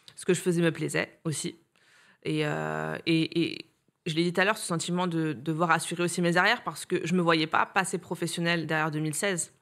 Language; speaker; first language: French; native; French